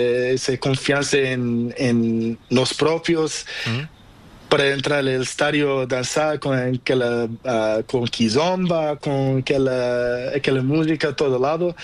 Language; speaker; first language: Spanish; non-native, learner; Portuguese